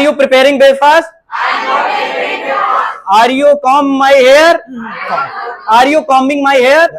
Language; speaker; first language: English; non-native, learner; Hindi